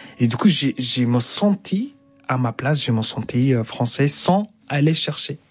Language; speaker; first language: French; non-native, fluent; Arabic